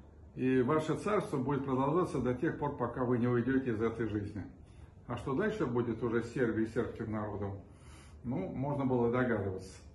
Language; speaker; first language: Russian; native; Russian